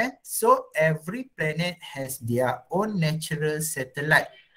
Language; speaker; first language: English; non-native, local second language; Malay